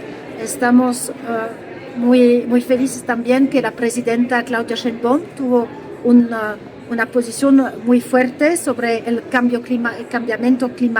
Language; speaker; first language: Spanish; non-native, fluent; French